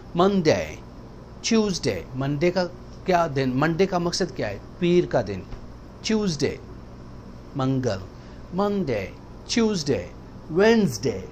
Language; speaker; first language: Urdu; native; Urdu